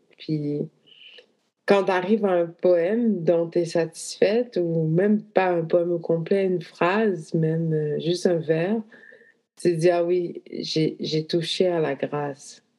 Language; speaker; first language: French; native; French